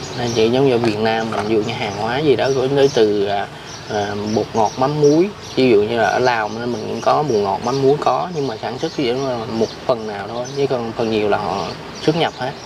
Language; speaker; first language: Vietnamese; native; Vietnamese